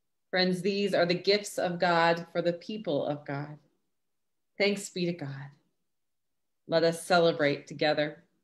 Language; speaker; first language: English; native; English